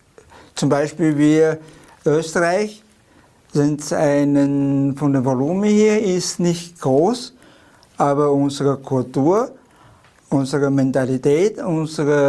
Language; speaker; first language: German; non-native, fluent; Chinese